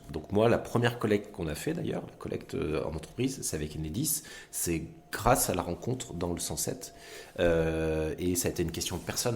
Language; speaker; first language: French; native; French